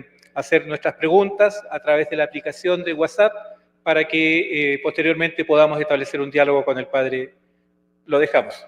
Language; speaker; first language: Spanish; native; Spanish